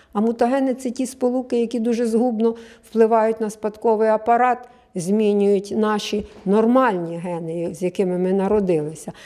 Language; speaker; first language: Ukrainian; native; Ukrainian